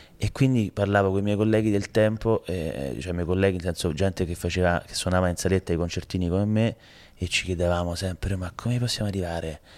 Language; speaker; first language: Italian; native; Italian